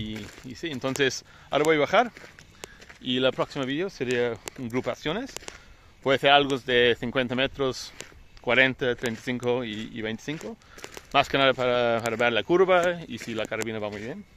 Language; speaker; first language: Spanish; non-native, fluent; English